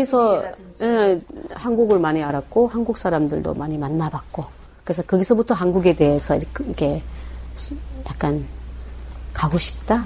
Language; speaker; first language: Korean; native; Korean